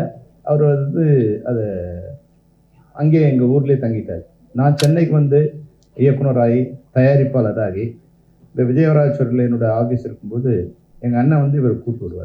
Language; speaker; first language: Tamil; native; Tamil